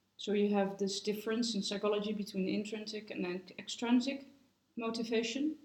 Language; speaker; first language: English; non-native, fluent; Dutch